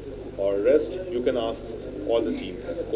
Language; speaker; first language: Hindi; native; Hindi